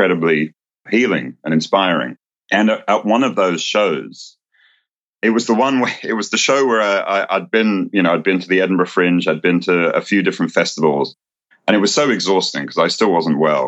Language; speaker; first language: English; native; English